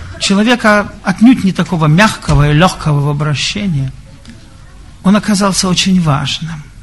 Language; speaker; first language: Russian; native; Russian